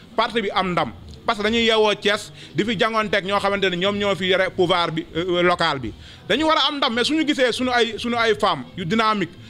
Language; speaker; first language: Wolof; native; Wolof